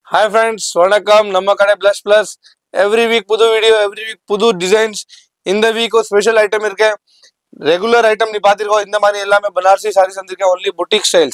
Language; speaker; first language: Tamil; non-native, local second language; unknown